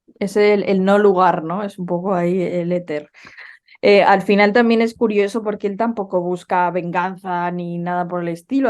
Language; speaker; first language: Spanish; native; Spanish